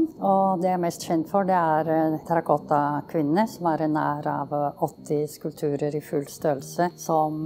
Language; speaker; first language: Norwegian; early bilingual, heritage; Norwegian